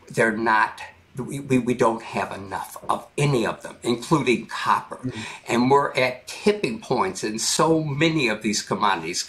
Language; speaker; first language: English; native; English